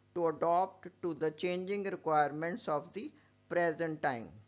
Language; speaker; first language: English; non-native, local second language; Punjabi